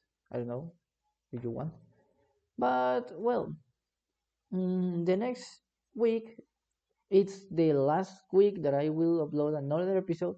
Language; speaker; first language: English; non-native, learner; Spanish